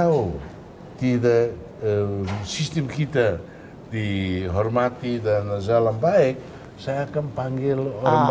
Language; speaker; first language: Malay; non-native, local second language; Portuguese